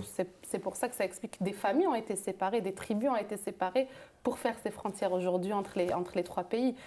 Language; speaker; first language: French; non-native, local second language; Arabic